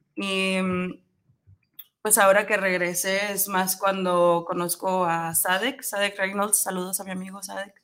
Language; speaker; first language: Spanish; native; Spanish